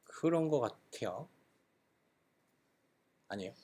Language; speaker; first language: Korean; native; Korean